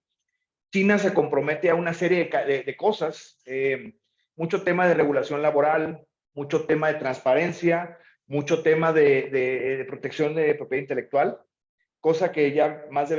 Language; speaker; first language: Spanish; native; Spanish